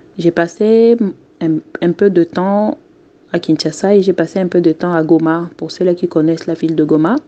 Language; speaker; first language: French; non-native, local second language; Lingala